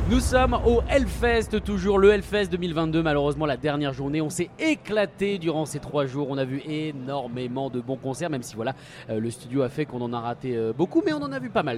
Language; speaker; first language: French; native; French